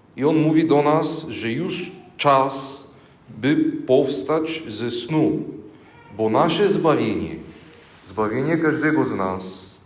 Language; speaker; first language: Polish; non-native, fluent; Bulgarian